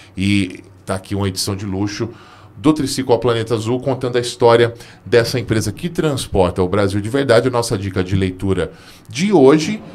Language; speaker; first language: Portuguese; native; Portuguese